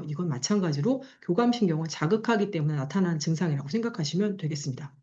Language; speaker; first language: Korean; native; Korean